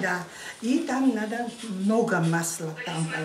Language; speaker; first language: Russian; non-native, learner; Georgian